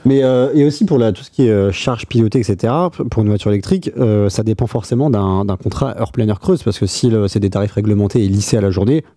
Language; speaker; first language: French; native; French